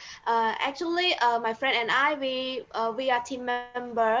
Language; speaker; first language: English; non-native, learner; Khmer